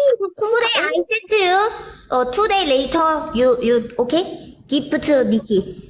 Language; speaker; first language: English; non-native, learner; Thai